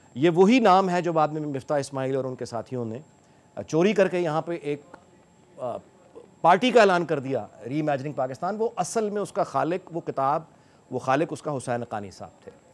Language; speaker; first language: Urdu; native; Urdu